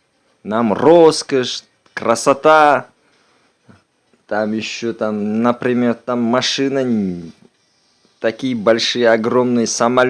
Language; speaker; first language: Russian; non-native, local second language; Uzbek